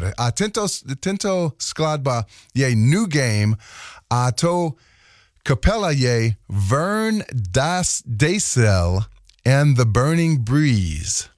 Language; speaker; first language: Czech; non-native, learner; English